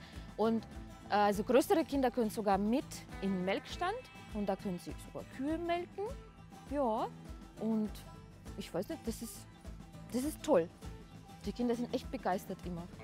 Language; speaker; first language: German; non-native, fluent; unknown